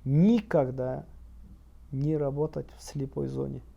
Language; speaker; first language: Russian; non-native, local second language; Kazakh